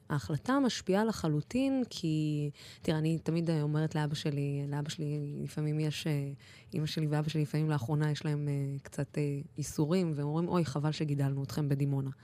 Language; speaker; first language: Hebrew; non-native, local second language; Arabic